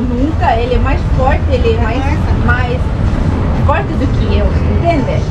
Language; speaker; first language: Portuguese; early bilingual, heritage; Portuguese